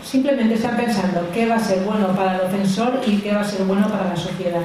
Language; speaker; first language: Spanish; native; Spanish